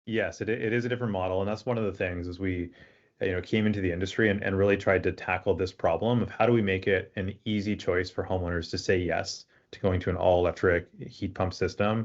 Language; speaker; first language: English; native; English